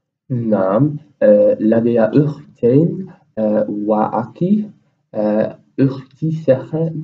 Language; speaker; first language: Arabic; non-native, learner; English